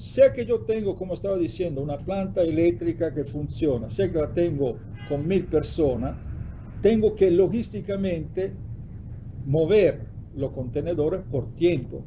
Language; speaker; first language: Spanish; non-native, fluent; Italian